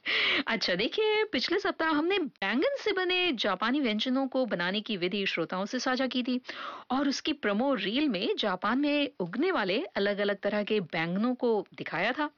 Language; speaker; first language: Hindi; native; Hindi